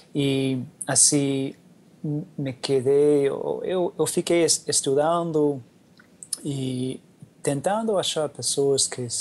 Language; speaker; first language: Portuguese; non-native, learner; English